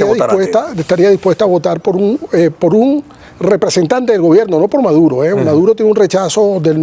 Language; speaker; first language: Spanish; native; Spanish